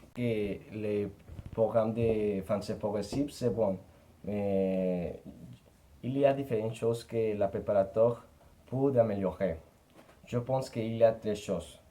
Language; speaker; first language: French; non-native, learner; Spanish